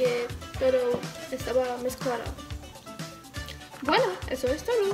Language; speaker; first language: Spanish; non-native, learner; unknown